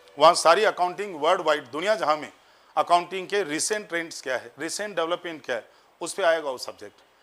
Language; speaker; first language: Hindi; native; Hindi